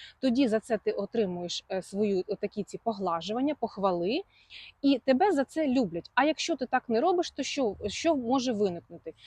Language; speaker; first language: Ukrainian; non-native, local second language; Russian